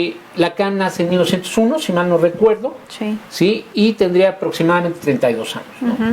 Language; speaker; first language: Spanish; native; Spanish